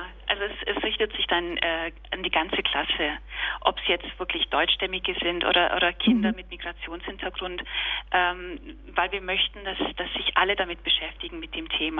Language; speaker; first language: German; early bilingual, other home language; Turkish